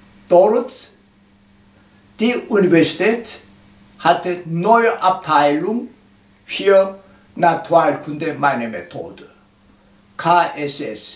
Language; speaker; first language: German; non-native, learner; Korean